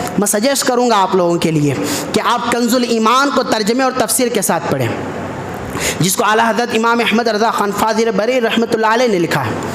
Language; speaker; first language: Urdu; native; Urdu